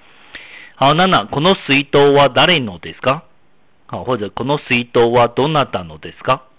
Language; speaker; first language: Japanese; non-native, fluent; Chinese